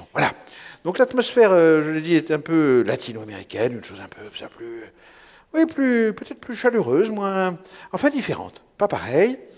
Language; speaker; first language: French; native; French